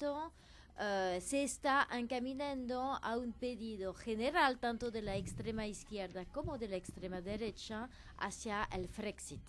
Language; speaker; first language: Spanish; non-native, fluent; French